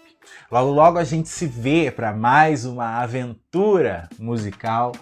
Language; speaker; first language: Portuguese; native; Portuguese